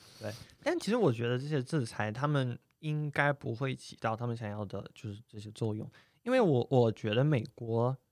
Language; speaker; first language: Chinese; non-native, fluent; Russian